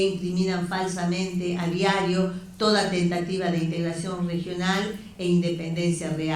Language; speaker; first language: Spanish; native; Spanish